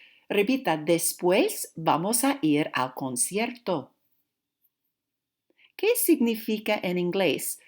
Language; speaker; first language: Spanish; non-native, fluent; English